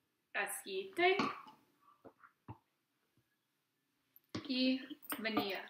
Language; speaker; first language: Spanish; non-native, learner; English